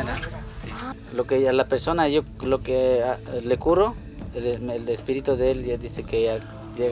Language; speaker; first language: Spanish; non-native, local second language; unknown